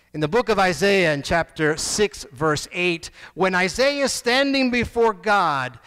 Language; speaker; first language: English; native; English